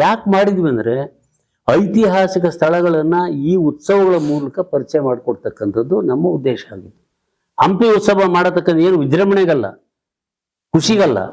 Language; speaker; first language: Kannada; native; Kannada